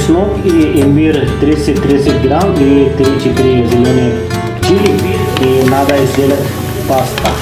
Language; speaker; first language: Russian; non-native, learner; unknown